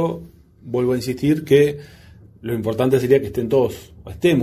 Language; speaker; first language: Spanish; native; Spanish